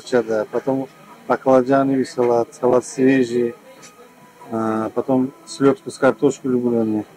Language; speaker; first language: Russian; non-native, learner; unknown